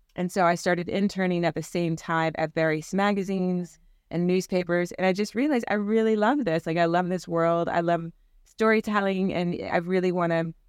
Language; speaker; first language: English; native; English